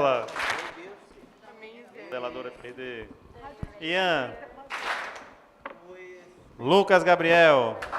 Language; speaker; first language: Portuguese; native; Portuguese